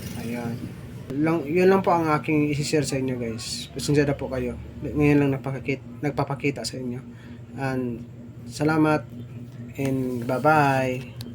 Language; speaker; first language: Filipino; non-native, local second language; Cebuano